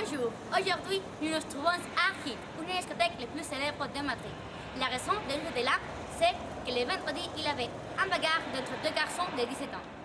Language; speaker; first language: French; non-native, learner; Spanish